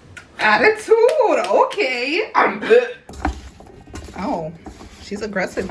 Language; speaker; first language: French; non-native, learner; English